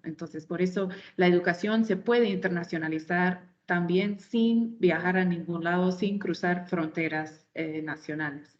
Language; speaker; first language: Spanish; non-native, fluent; English